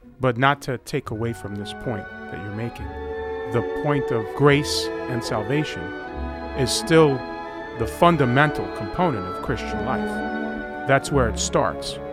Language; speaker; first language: English; native; English